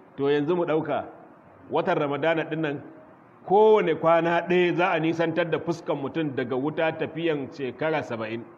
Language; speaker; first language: Hausa; non-native, local second language; Kanuri